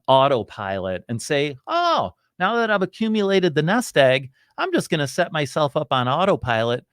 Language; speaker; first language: English; native; English